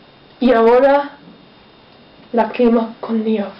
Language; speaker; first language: Spanish; non-native, learner; English